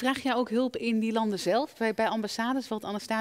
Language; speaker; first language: Dutch; native; Dutch